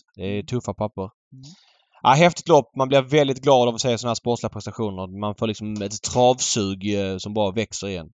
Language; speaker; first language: Swedish; native; Swedish